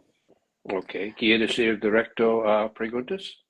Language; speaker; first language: Spanish; non-native, learner; English